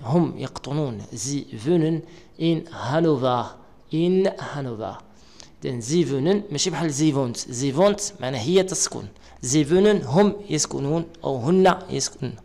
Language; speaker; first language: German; non-native, learner; Arabic